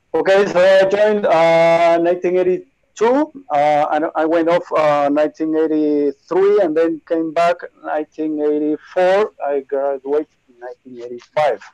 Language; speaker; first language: English; non-native, learner; Spanish